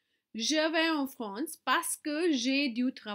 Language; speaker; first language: French; non-native, fluent; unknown